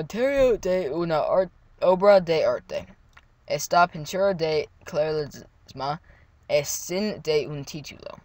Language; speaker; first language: Spanish; non-native, learner; English